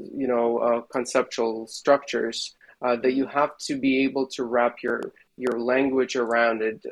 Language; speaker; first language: English; non-native, fluent; Russian